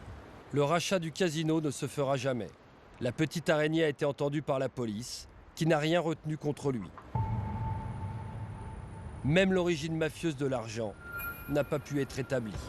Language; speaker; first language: French; native; French